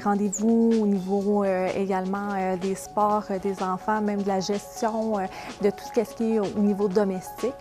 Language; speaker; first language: French; native; French